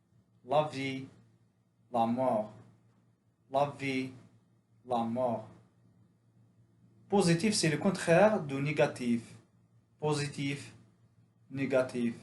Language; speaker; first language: French; non-native, fluent; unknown